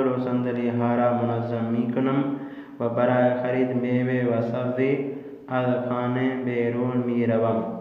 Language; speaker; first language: Persian; non-native, fluent; Urdu